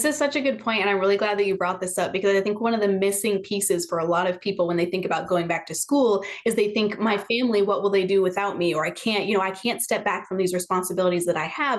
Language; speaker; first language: English; native; English